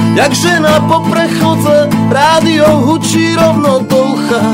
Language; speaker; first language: Slovak; native; Slovak